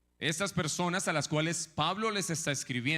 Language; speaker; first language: Spanish; native; Spanish